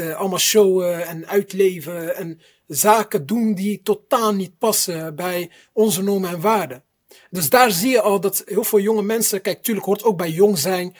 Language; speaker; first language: Dutch; early bilingual, other home language; Arabic